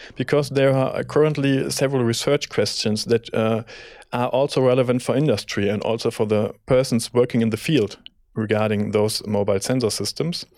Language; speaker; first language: English; non-native, fluent; German